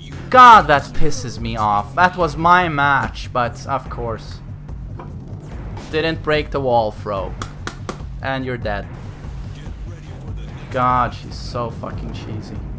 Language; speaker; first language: English; non-native, fluent; Swedish